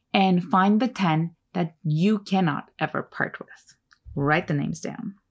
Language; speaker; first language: English; non-native, fluent; Turkish